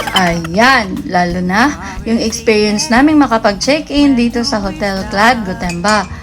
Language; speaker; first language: Filipino; native; Filipino